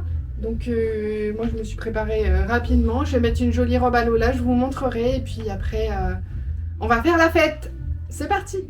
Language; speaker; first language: French; native; French